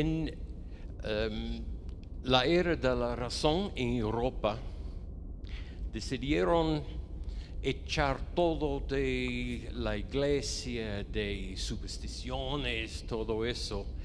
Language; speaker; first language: Spanish; non-native, fluent; English